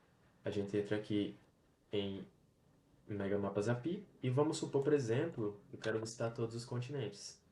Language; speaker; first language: Portuguese; native; Portuguese